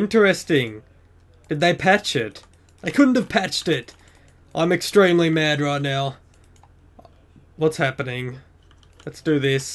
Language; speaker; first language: English; native; English